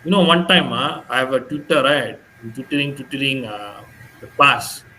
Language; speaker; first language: English; non-native, local second language; Malay